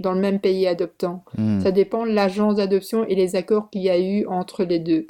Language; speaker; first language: French; early bilingual, other home language; Korean